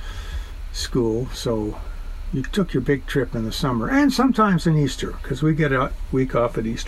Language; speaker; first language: English; native; English